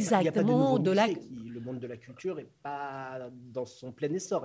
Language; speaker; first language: French; native; French